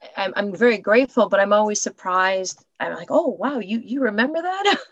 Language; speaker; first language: English; native; English